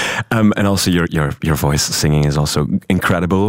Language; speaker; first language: English; non-native, fluent; Dutch